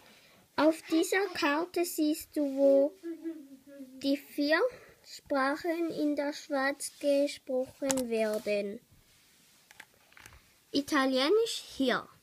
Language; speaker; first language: German; non-native, learner; Thai